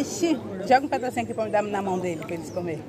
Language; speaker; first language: Portuguese; native; Portuguese